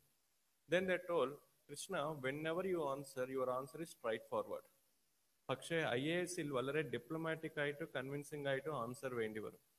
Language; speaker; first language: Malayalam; non-native, learner; Telugu